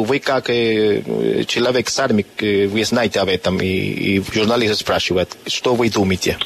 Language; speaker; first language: Russian; non-native, learner; Spanish